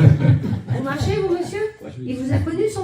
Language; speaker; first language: French; native; French